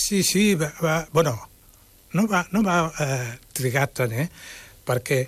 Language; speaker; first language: Catalan; non-native, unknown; Wolof